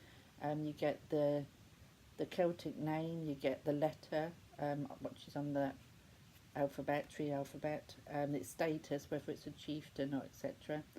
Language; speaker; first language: English; native; English